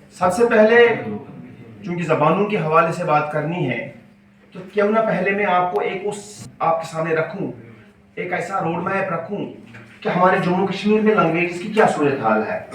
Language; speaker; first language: Urdu; non-native, local second language; Kashmiri